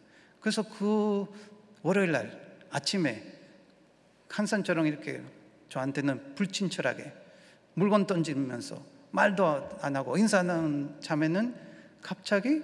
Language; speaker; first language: Korean; non-native, learner; Spanish